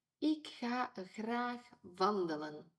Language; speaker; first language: Dutch; non-native, fluent; Ukrainian